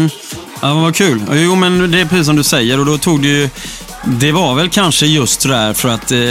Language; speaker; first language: Swedish; native; Swedish